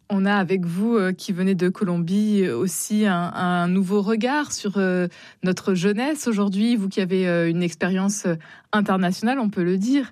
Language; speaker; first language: French; native; French